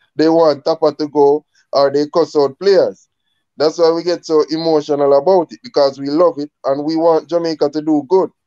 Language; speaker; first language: English; native; English